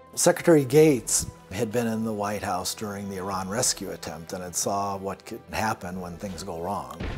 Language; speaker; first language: English; native; English